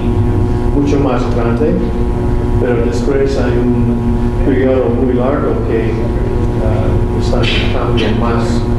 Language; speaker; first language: Spanish; non-native, learner; English